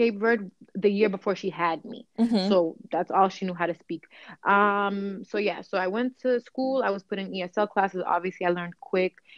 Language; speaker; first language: English; early bilingual, other home language; Kabuverdianu